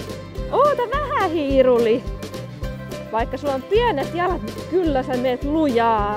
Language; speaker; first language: Finnish; native; Finnish